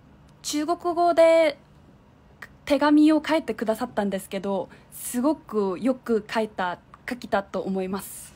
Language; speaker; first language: Japanese; non-native, fluent; Korean